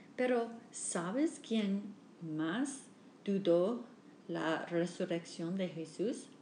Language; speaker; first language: Spanish; non-native, learner; English